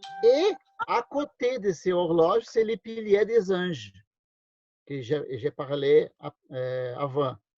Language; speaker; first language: French; non-native, learner; Portuguese